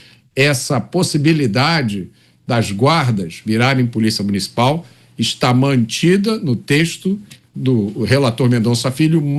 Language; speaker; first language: Portuguese; native; Portuguese